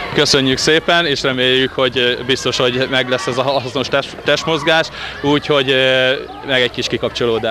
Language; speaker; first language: Hungarian; native; Hungarian